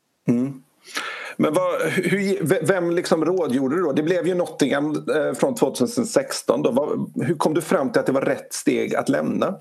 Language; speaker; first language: Swedish; native; Swedish